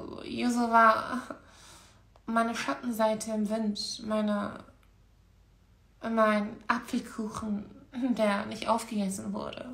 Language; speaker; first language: German; native; German